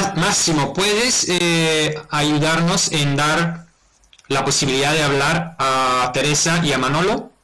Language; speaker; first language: Spanish; non-native, fluent; Italian